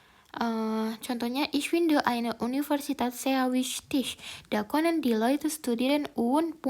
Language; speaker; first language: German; non-native, fluent; Indonesian